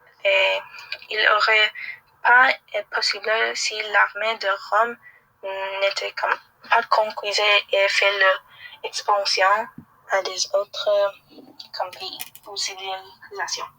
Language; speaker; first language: French; non-native, learner; English